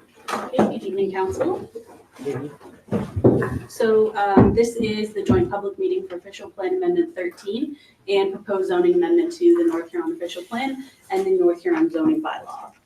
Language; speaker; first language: English; native; English